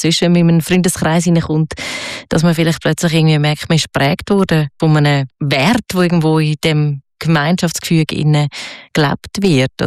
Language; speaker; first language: German; native; German